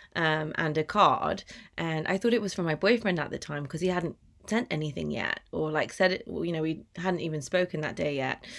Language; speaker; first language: English; native; English